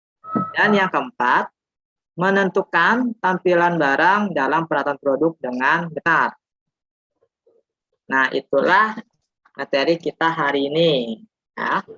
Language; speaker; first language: Indonesian; native; Indonesian